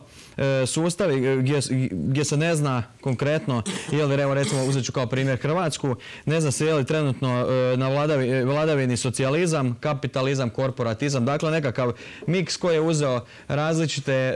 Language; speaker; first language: Croatian; native; Croatian